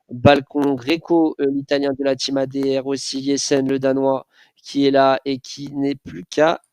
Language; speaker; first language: French; native; French